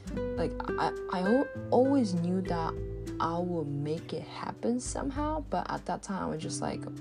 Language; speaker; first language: English; non-native, fluent; Japanese